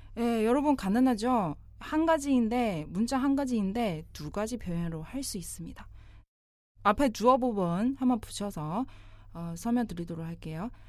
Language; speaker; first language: Korean; non-native, fluent; Chinese